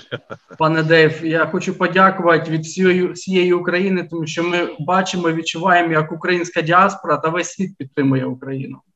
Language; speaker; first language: Ukrainian; native; Ukrainian